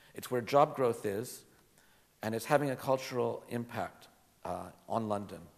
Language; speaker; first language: English; native; English